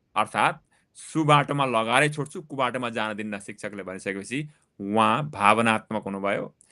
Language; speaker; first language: Nepali; native; Nepali